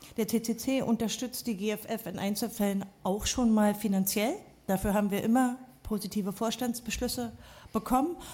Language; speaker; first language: German; native; German